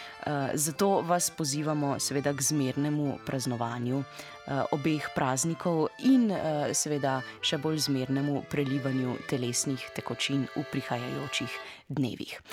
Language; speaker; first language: Slovenian; native; Slovenian